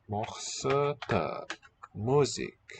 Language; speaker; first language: German; non-native, learner; English